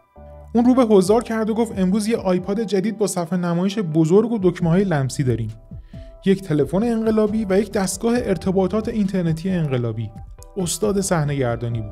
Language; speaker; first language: Persian; native; Persian